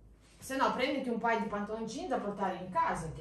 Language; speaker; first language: Italian; non-native, fluent; Lithuanian